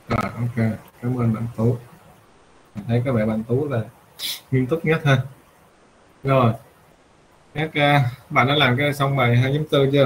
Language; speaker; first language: Vietnamese; native; Vietnamese